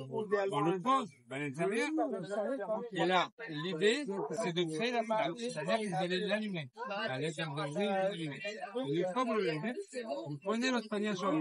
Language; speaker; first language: French; native; French